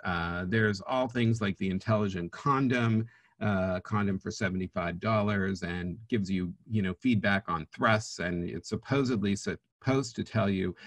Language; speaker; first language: English; native; English